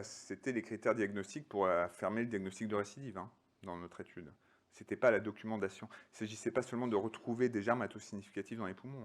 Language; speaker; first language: French; native; French